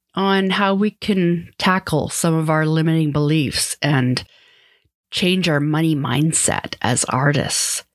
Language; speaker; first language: English; native; English